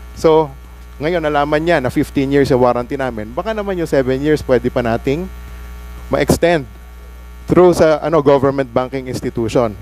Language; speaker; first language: Filipino; native; Filipino